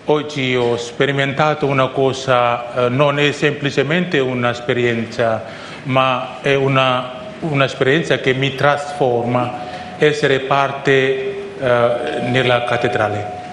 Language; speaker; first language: Italian; non-native, fluent; Indonesian